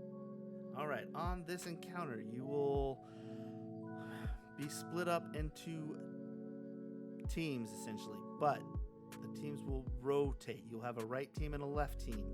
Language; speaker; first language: English; native; English